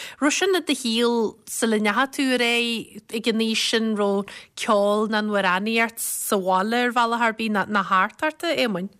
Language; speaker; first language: Irish; native; Irish